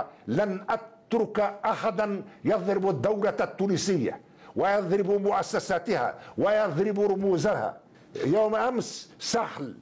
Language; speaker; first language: Arabic; native; Arabic